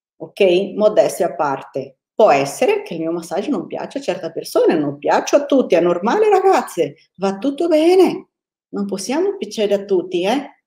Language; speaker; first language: Italian; non-native, fluent; Portuguese